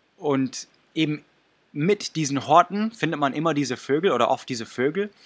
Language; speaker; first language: German; non-native, fluent; English